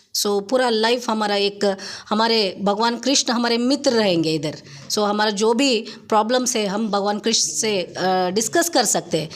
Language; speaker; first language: Hindi; non-native, local second language; Kannada